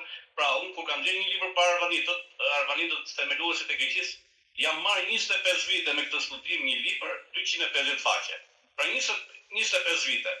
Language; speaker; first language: Albanian; native; Albanian